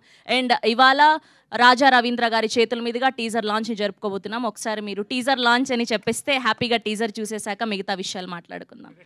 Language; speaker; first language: Telugu; native; Telugu